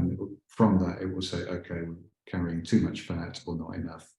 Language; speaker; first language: English; native; English